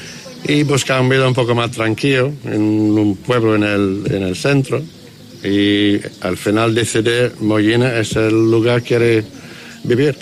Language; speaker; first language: Spanish; non-native, learner; English